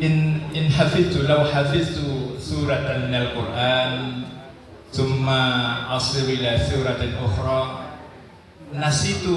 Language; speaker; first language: Arabic; non-native, learner; Indonesian